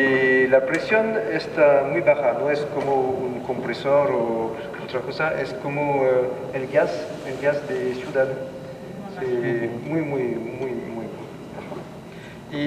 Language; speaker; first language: Spanish; non-native, learner; French